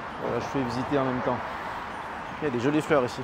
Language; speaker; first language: French; native; French